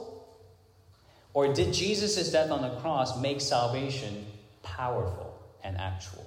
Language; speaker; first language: English; non-native, local second language; Cantonese